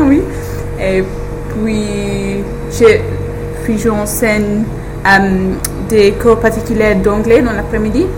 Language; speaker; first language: French; non-native, fluent; English